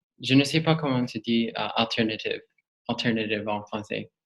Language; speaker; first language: French; non-native, learner; English